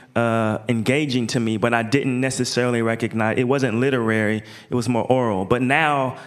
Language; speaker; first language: English; native; English